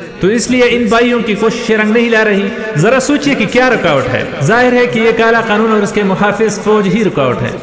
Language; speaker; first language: Urdu; non-native, local second language; Pashto